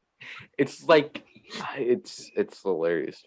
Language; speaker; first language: English; native; English